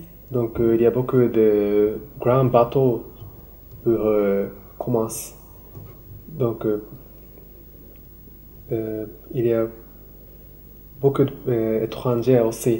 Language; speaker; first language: French; non-native, learner; Japanese